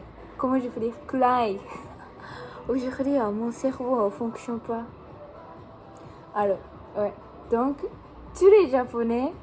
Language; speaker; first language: French; non-native, learner; Japanese